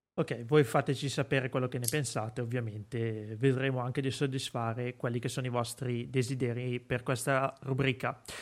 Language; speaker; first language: Italian; native; Italian